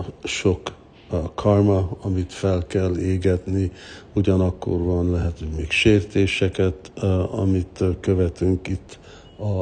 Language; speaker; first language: Hungarian; early bilingual, heritage; Hungarian